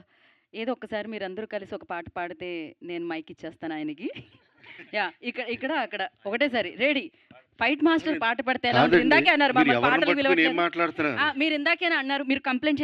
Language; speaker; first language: Telugu; native; Telugu